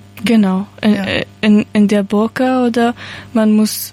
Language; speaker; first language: German; non-native, learner; Persian